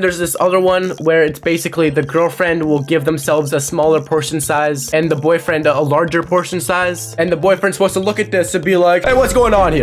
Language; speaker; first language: English; native; English